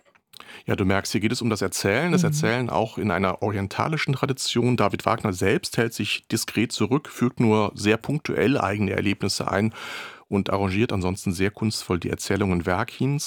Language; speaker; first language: German; native; German